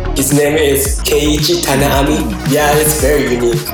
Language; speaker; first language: English; non-native, learner; Japanese